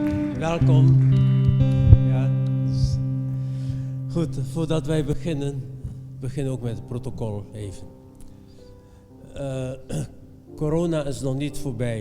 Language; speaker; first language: Dutch; non-native, fluent; Indonesian